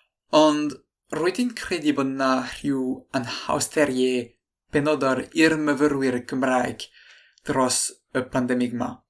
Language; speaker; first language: Welsh; non-native, fluent; French